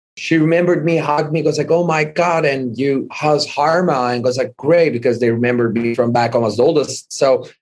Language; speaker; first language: English; non-native, fluent; Armenian